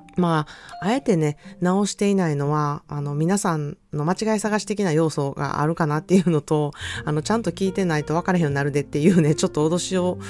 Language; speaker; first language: Japanese; native; Japanese